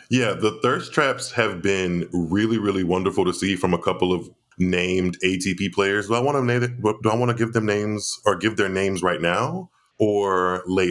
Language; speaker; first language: English; native; English